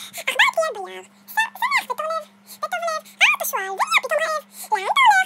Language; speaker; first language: Hebrew; native; Hebrew